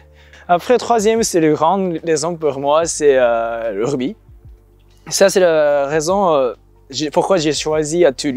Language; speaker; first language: French; non-native, learner; Japanese